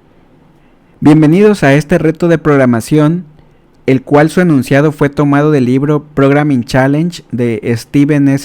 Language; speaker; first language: Spanish; native; Spanish